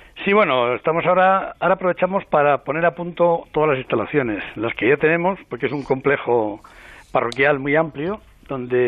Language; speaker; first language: Spanish; native; Spanish